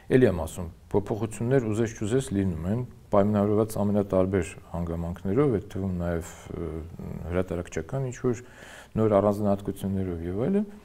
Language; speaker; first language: Armenian; native; Armenian